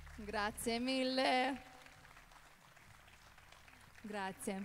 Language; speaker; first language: Italian; non-native, fluent; Russian